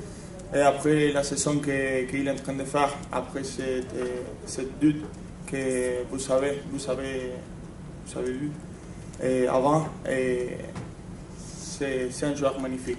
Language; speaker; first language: French; non-native, fluent; Spanish